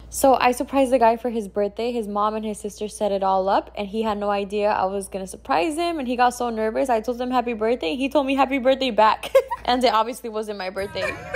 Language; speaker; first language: English; early bilingual, other home language; Spanish